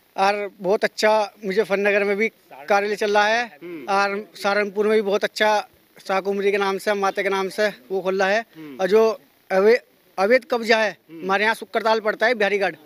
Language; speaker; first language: Hindi; native; Hindi